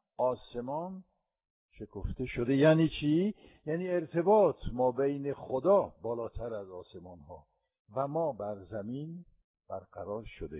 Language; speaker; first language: Persian; non-native, fluent; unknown